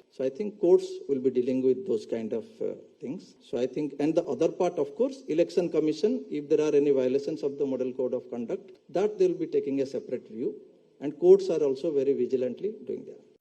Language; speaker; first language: English; non-native, local second language; Tamil